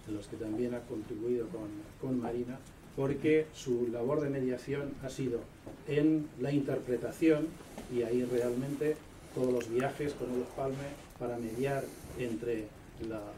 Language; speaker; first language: Spanish; native; Spanish